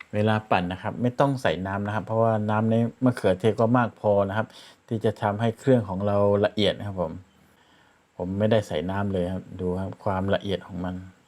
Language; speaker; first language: Thai; non-native, local second language; Malay